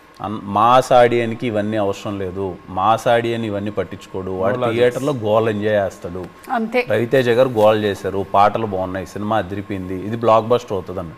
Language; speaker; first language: Telugu; native; Telugu